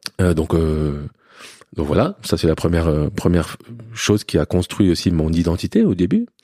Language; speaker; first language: French; native; French